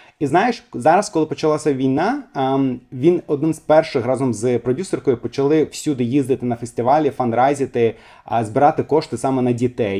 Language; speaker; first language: Ukrainian; non-native, fluent; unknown